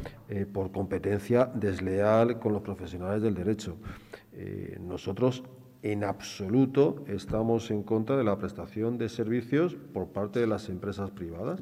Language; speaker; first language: Spanish; native; Spanish